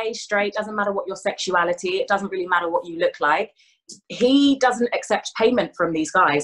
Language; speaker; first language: English; native; English